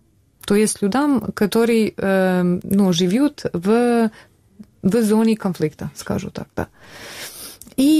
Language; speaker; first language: Russian; non-native, learner; Bosnian